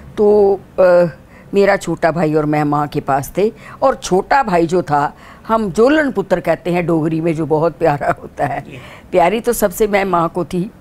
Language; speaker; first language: Hindi; non-native, local second language; Dogri